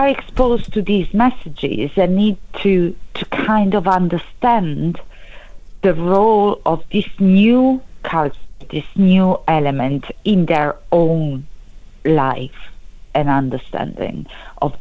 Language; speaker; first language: English; non-native, fluent; Italian